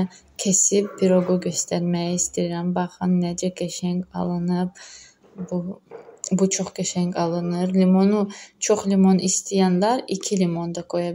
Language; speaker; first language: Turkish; non-native, learner; Azerbaijani